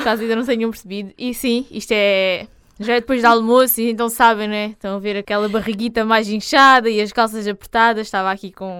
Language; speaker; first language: Portuguese; native; Portuguese